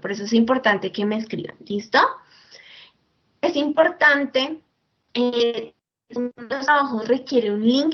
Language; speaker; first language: Spanish; native; Spanish